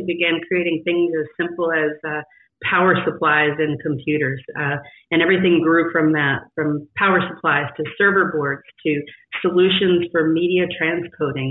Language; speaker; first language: English; native; English